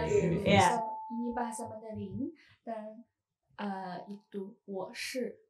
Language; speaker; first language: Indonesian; non-native, learner; Chinese